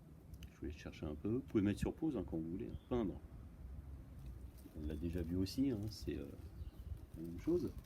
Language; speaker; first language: French; native; French